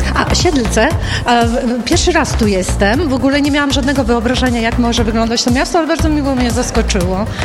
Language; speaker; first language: Polish; early bilingual, heritage; Polish